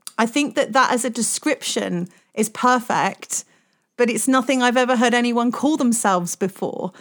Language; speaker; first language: English; native; English